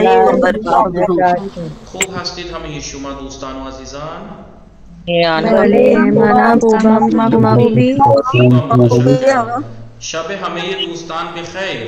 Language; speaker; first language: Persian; non-native, fluent; Urdu